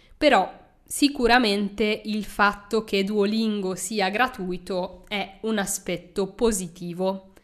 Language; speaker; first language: Italian; native; Italian